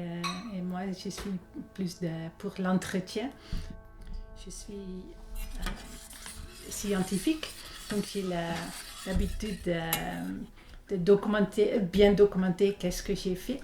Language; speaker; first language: French; non-native, fluent; Dutch